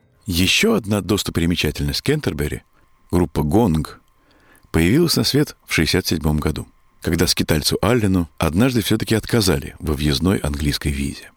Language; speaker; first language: Russian; native; Russian